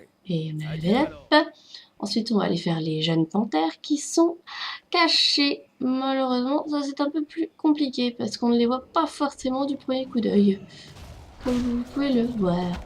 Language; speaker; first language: French; native; French